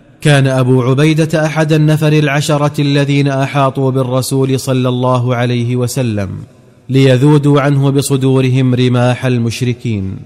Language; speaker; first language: Arabic; native; Arabic